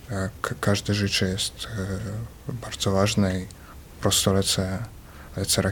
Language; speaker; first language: Polish; early bilingual, other home language; Ukrainian